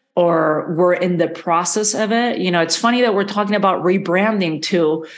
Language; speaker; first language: English; non-native, fluent; Spanish